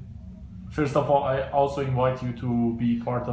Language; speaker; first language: English; non-native, fluent; Persian